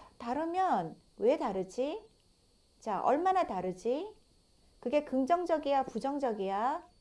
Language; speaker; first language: Korean; native; Korean